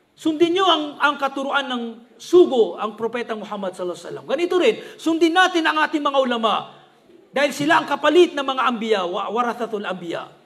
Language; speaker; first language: Filipino; non-native, local second language; Maranao